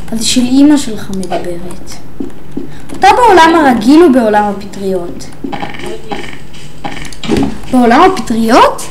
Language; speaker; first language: Hebrew; native; Hebrew